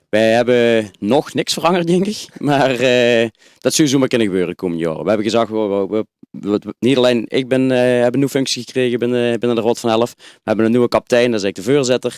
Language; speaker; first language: Dutch; native; Dutch